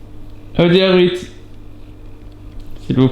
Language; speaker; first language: French; non-native, learner; English